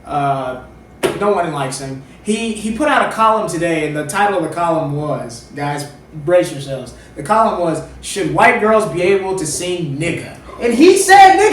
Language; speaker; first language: English; native; English